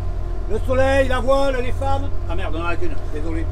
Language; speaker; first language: French; native; French